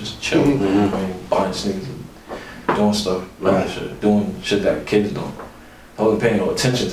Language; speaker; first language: English; native; English